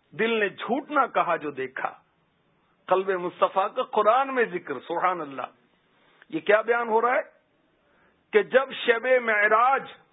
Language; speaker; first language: Urdu; native; Urdu